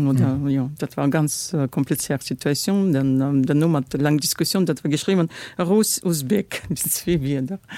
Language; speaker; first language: German; non-native, learner; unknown